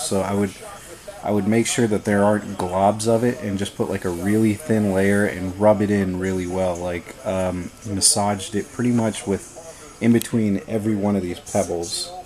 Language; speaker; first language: English; native; English